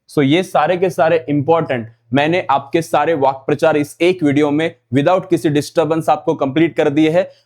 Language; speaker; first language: Hindi; non-native, local second language; Marathi